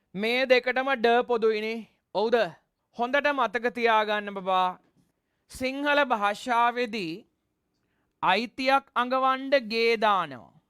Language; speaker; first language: Sinhala; non-native, local second language; Tamil